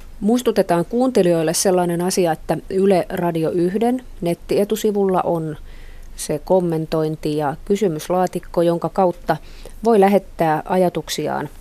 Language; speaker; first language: Finnish; native; Finnish